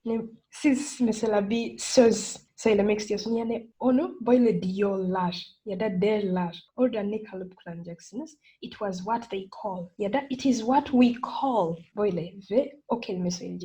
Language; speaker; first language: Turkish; non-native, learner; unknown